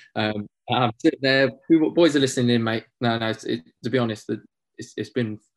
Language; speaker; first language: English; native; English